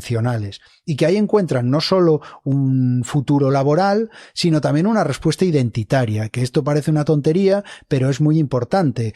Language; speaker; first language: Spanish; native; Spanish